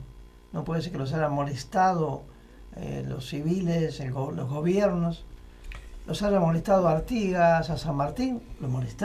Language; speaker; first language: Spanish; native; Spanish